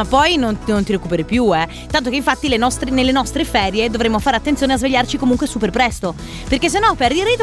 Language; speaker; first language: Italian; native; Italian